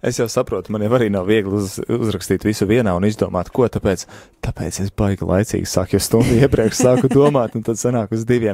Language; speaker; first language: Latvian; native; Latvian